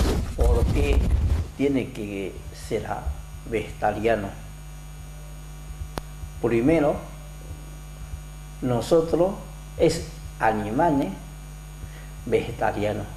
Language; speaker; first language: Spanish; non-native, learner; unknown